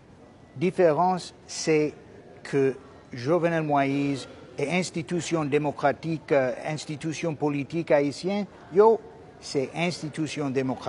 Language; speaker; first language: Haitian Creole; non-native, fluent; English